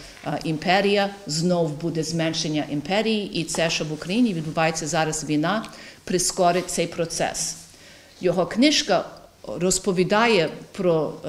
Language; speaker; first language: Ukrainian; early bilingual, heritage; Ukrainian